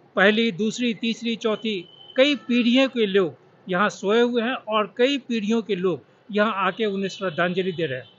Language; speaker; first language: Hindi; native; Hindi